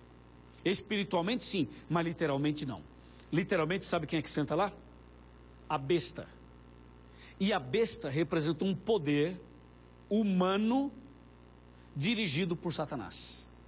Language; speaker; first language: Portuguese; native; Portuguese